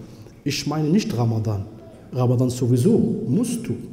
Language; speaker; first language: German; non-native, fluent; Arabic